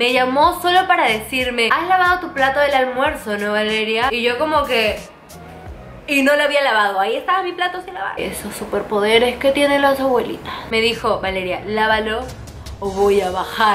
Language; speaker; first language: Spanish; native; Spanish